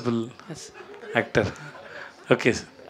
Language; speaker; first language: Telugu; non-native, learner; Tamil